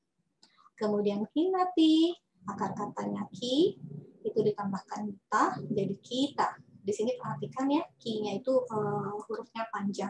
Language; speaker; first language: Indonesian; native; Indonesian